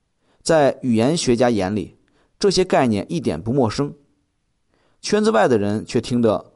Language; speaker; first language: Chinese; native; Chinese